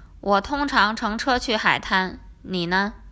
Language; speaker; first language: Chinese; non-native, learner; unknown